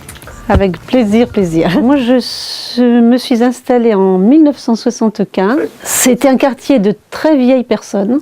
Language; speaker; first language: French; native; French